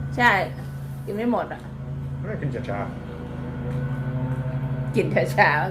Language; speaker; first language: Thai; non-native, local second language; Lao